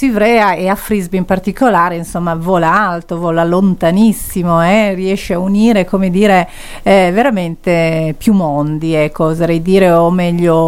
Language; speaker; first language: Italian; native; Italian